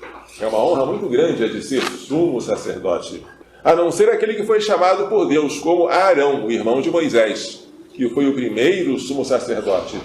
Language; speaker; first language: Portuguese; native; Portuguese